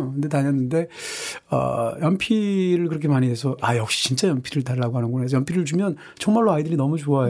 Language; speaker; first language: Korean; native; Korean